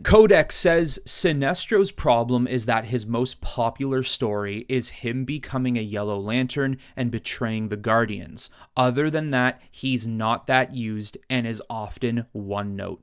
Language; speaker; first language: English; native; English